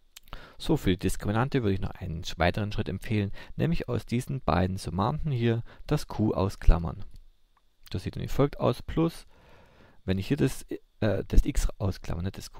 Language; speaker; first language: German; native; German